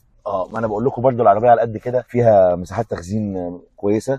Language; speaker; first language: Arabic; native; Arabic